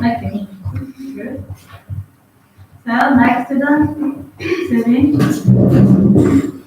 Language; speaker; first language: English; non-native, fluent; Uzbek